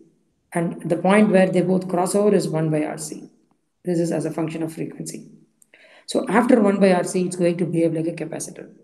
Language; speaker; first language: English; non-native, local second language; Tamil